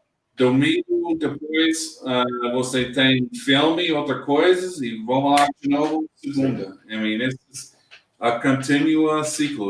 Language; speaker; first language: Portuguese; non-native, learner; English